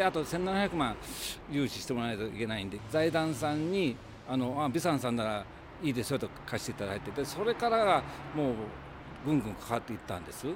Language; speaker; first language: Japanese; native; Japanese